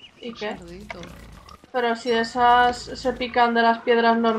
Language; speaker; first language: Spanish; native; Spanish